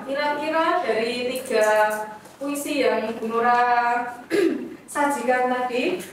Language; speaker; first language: Indonesian; native; Indonesian